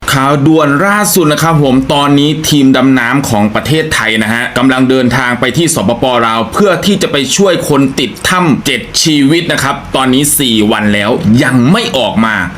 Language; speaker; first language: Thai; native; Thai